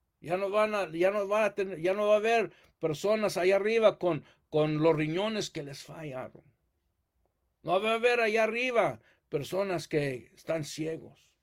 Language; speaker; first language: Spanish; early bilingual, heritage; Spanish